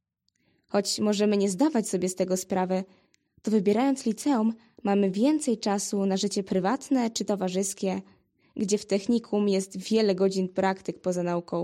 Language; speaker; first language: Polish; native; Polish